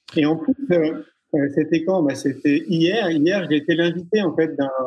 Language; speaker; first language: French; native; French